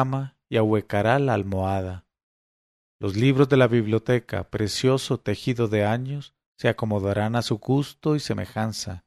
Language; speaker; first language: Spanish; native; Spanish